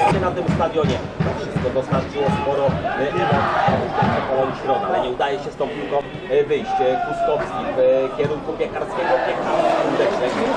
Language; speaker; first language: Polish; native; Polish